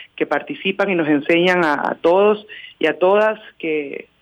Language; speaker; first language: Spanish; native; Spanish